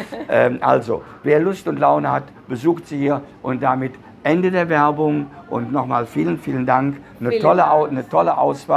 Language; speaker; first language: German; native; German